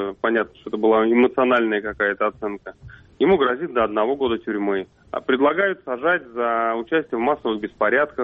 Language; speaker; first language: Russian; native; Russian